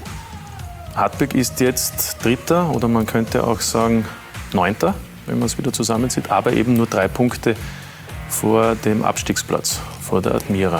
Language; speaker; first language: German; native; German